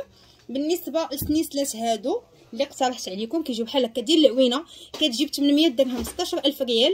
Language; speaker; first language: Arabic; native; Arabic